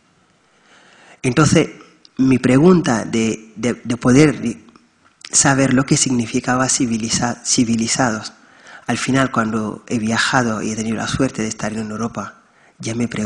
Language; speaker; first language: Spanish; non-native, fluent; Wolof